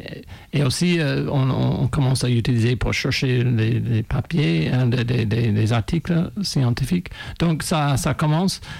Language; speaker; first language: French; non-native, fluent; English